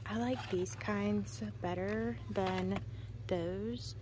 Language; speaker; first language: English; native; English